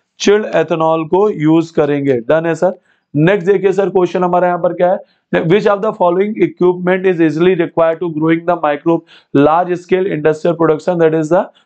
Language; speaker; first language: Hindi; native; Hindi